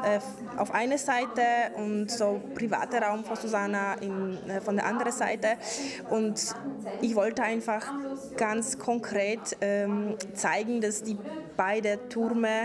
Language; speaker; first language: German; non-native, fluent; Polish